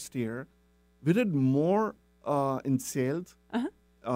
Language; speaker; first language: English; non-native, local second language; Telugu